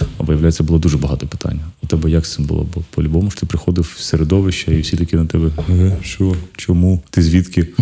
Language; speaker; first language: Ukrainian; non-native, local second language; Russian